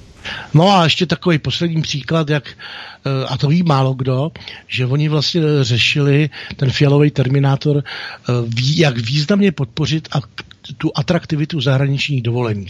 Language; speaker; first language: Czech; native; Czech